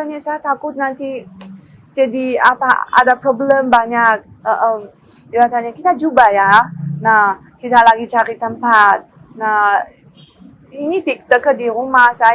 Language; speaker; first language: Indonesian; non-native, learner; Chinese